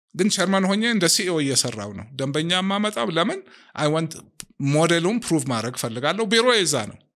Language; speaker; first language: Amharic; native; Amharic